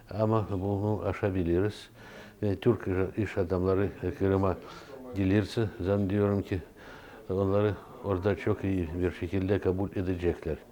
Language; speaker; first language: Turkish; non-native, fluent; Russian